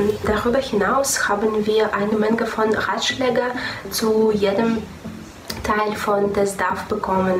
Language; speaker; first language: German; non-native, fluent; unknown